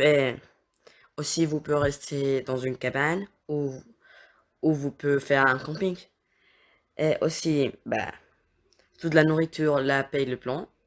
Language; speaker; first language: French; non-native, learner; Spanish